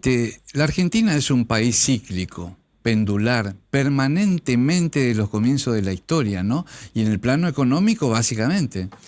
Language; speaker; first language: Spanish; native; Spanish